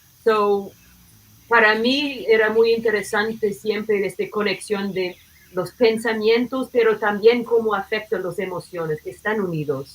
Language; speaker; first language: Spanish; non-native, fluent; English